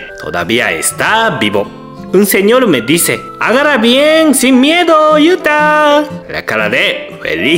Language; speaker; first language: Spanish; non-native, learner; Japanese